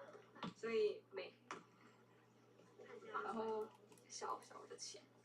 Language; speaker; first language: Chinese; non-native, learner; Korean